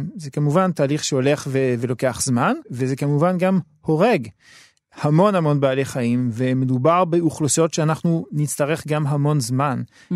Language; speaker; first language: Hebrew; early bilingual, other home language; French